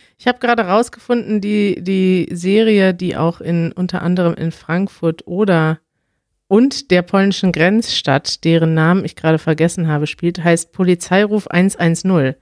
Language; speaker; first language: German; native; German